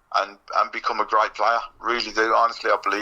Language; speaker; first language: English; native; English